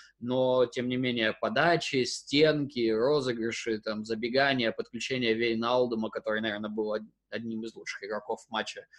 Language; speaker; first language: Russian; native; Russian